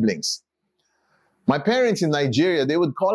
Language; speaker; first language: English; non-native, local second language; Filipino